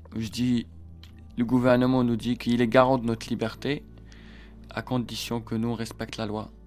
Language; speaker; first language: French; non-native, local second language; Arabic